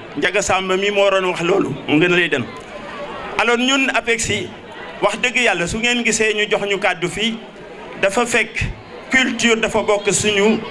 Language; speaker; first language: Wolof; native; Wolof